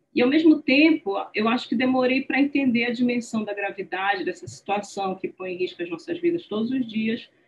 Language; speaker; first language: Portuguese; native; Portuguese